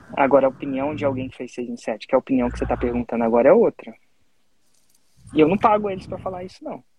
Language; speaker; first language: Portuguese; native; Portuguese